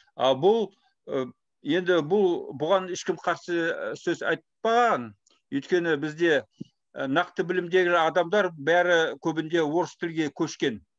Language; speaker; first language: Kazakh; non-native, local second language; Russian